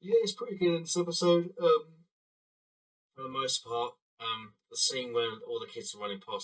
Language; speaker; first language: English; native; English